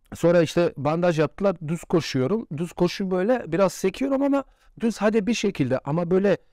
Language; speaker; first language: Turkish; non-native, fluent; Bosnian